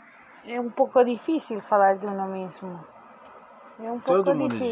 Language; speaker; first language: Portuguese; non-native, fluent; Spanish